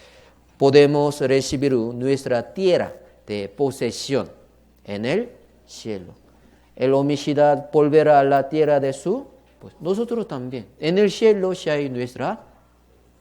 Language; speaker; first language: Spanish; non-native, learner; Korean